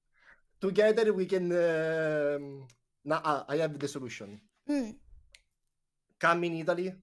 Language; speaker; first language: English; non-native, learner; Italian